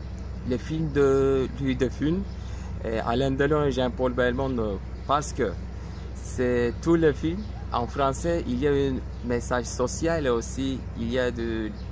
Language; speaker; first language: French; non-native, local second language; Turkish